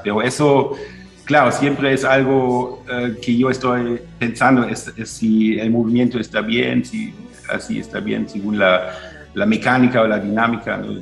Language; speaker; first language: Spanish; non-native, fluent; German